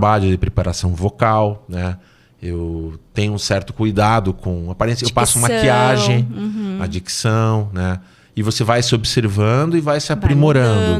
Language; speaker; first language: Portuguese; native; Portuguese